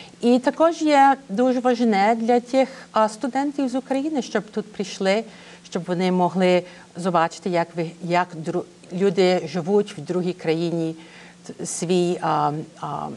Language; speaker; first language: Ukrainian; early bilingual, heritage; English